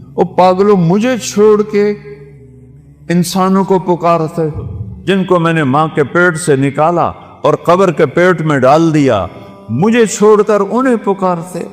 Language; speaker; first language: Urdu; non-native, local second language; Saraiki